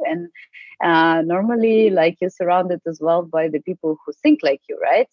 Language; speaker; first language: English; non-native, fluent; Ukrainian